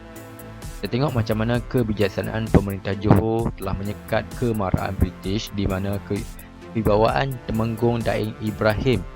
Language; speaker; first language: Malay; native; Malay